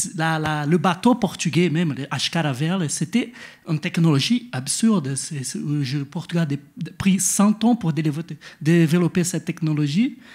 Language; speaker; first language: French; non-native, fluent; Portuguese